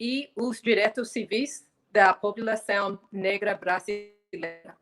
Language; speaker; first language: Portuguese; non-native, fluent; English